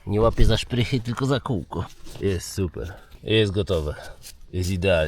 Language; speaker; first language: Polish; native; Polish